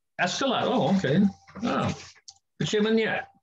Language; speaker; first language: Russian; non-native, learner; English